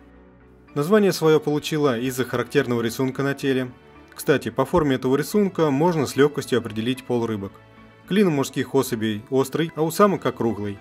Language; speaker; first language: Russian; native; Russian